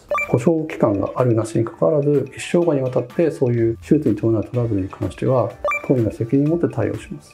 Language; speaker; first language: Japanese; native; Japanese